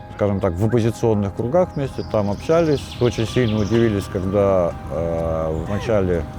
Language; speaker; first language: Russian; native; Russian